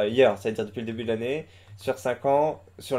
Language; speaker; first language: French; native; French